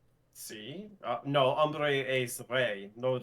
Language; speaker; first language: Spanish; non-native, learner; English